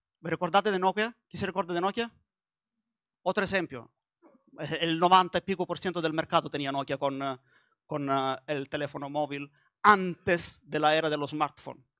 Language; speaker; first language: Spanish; non-native, learner; Italian